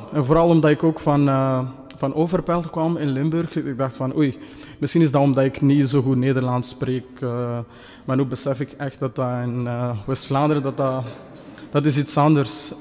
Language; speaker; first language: Dutch; non-native, fluent; Kinyarwanda